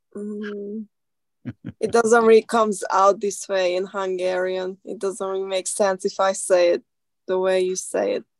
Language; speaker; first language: English; non-native, learner; Persian